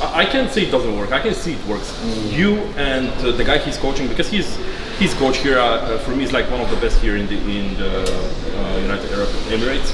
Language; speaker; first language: English; non-native, fluent; Bulgarian